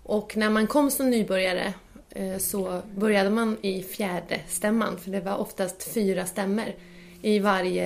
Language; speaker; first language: Swedish; native; Swedish